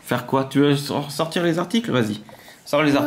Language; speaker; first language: French; native; French